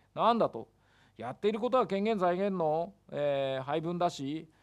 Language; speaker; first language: Japanese; native; Japanese